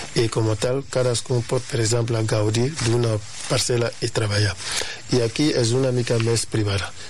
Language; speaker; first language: Catalan; non-native, fluent; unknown